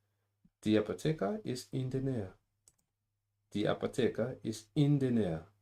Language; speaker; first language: German; non-native, learner; English